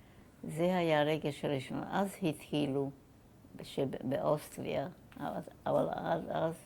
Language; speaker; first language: Hebrew; non-native, fluent; German